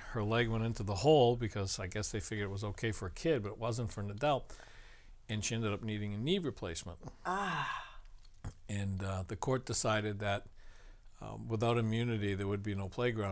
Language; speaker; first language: English; native; English